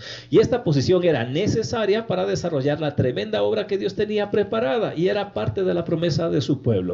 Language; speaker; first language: Spanish; native; Spanish